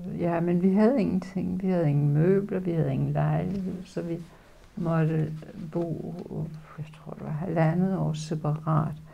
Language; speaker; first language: Danish; early bilingual, other home language; Polish